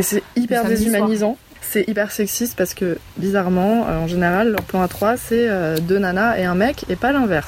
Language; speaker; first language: French; native; French